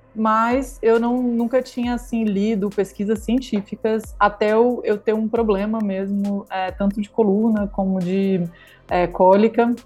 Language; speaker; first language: Portuguese; native; Portuguese